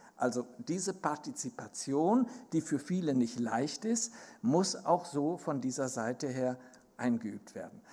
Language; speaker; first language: German; native; German